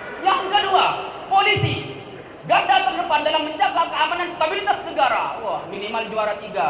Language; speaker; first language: Indonesian; non-native, local second language; Madurese